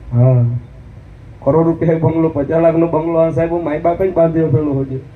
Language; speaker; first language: Gujarati; non-native, local second language; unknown